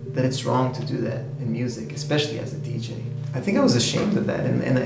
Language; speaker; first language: English; native; English